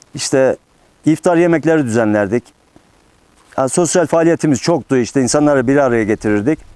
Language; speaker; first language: Turkish; native; Turkish